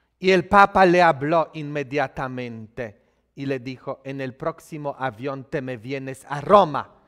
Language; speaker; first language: Spanish; non-native, fluent; Polish